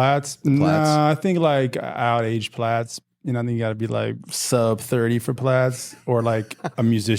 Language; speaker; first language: English; native; English